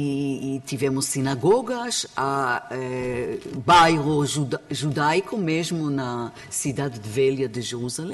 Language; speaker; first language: Portuguese; non-native, learner; Hebrew